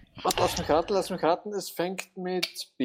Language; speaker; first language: German; native; German